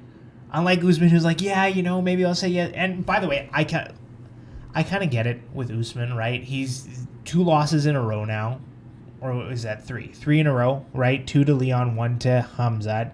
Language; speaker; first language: English; native; English